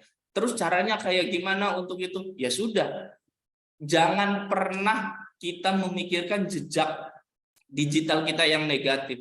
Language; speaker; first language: Indonesian; native; Indonesian